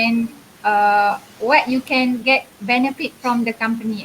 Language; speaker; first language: English; non-native, local second language; Malay